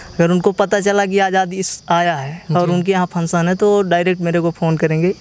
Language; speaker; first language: Hindi; native; Hindi